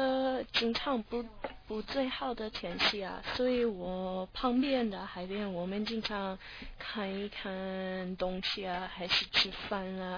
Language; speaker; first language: Chinese; non-native, learner; English